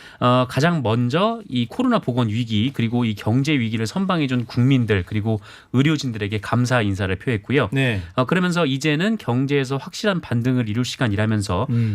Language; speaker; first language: Korean; native; Korean